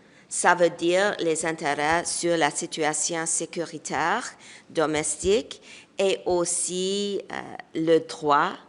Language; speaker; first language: French; non-native, local second language; English